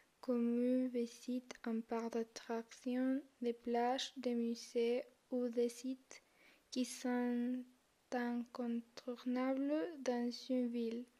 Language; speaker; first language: French; non-native, learner; Spanish